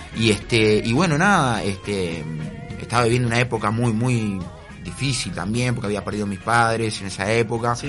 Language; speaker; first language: Spanish; native; Spanish